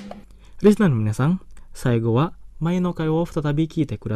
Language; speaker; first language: Japanese; non-native, fluent; Indonesian